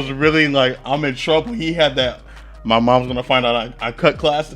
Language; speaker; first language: English; native; English